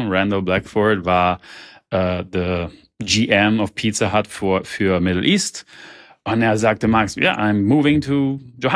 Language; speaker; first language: German; early bilingual, heritage; German